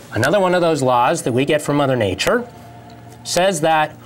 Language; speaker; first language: English; native; English